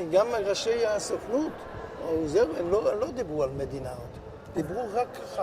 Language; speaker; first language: Hebrew; non-native, local second language; Yiddish